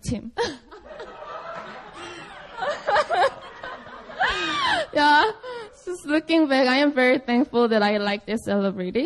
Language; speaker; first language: English; non-native, fluent; Korean